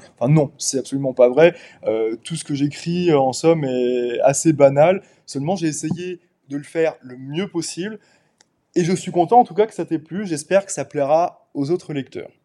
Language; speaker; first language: French; native; French